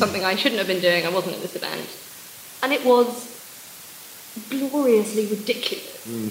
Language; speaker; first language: English; native; English